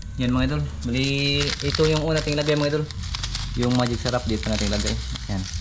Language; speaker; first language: Filipino; non-native, local second language; Cebuano